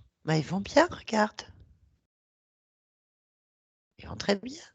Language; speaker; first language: French; native; French